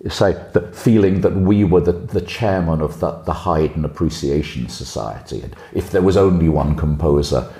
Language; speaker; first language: English; native; English